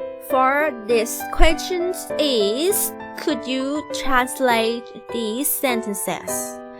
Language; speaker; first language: English; non-native, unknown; Thai